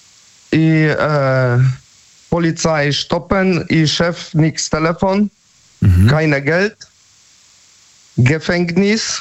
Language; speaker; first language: German; non-native, learner; Polish